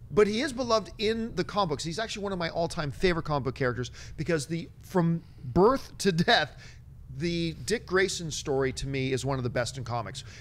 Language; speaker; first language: English; native; English